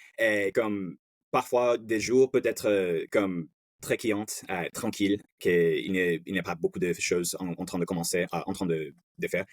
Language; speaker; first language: French; non-native, learner; English